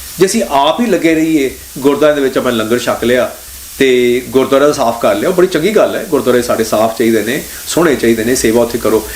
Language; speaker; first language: Punjabi; early bilingual, heritage; Punjabi